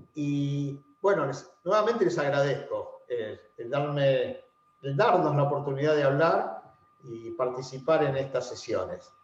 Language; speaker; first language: Spanish; native; Spanish